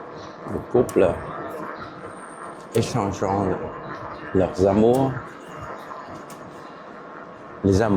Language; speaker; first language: French; non-native, fluent; Vietnamese